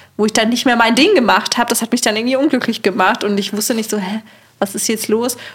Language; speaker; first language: German; native; German